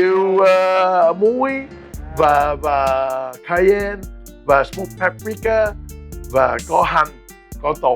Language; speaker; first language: Vietnamese; early bilingual, heritage; English